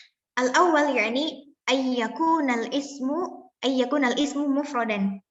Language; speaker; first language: Arabic; non-native, learner; Indonesian